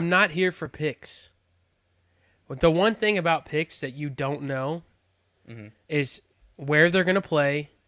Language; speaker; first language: English; native; English